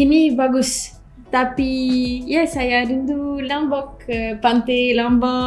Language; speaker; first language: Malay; non-native, learner; French